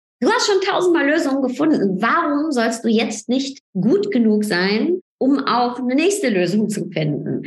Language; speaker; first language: German; early bilingual, other home language; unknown